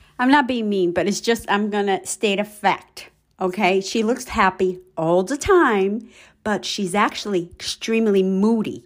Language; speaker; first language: English; non-native, fluent; Portuguese